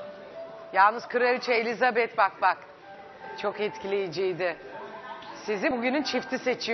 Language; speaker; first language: Turkish; native; Turkish